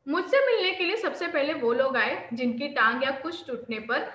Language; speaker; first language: Hindi; non-native, local second language; Marathi